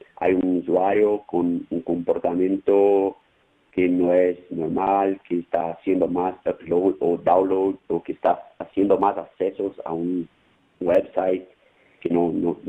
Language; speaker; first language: Spanish; non-native, fluent; Portuguese